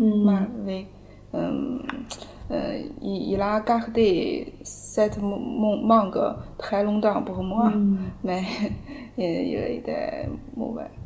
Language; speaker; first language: French; non-native, learner; Chinese